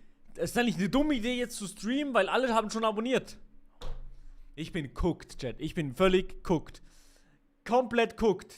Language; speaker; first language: German; native; German